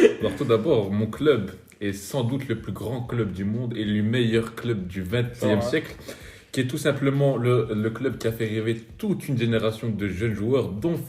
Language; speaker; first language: French; native; French